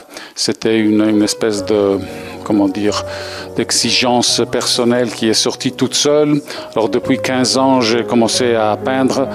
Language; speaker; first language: French; non-native, fluent; Italian